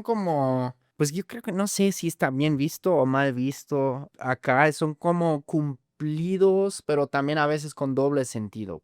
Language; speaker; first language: Spanish; non-native, fluent; German